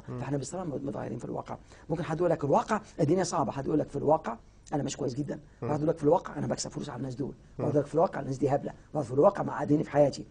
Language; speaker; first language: Arabic; native; Arabic